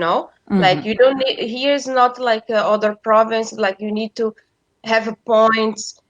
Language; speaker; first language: English; non-native, fluent; Portuguese